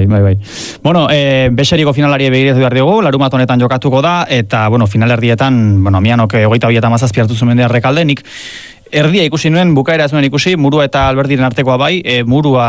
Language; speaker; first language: Basque; native; Basque